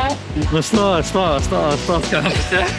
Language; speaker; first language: Russian; native; Russian